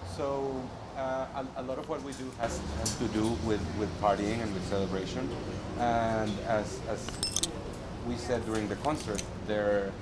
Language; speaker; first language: English; native; English